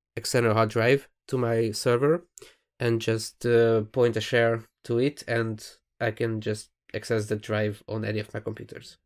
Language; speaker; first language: English; non-native, fluent; Hungarian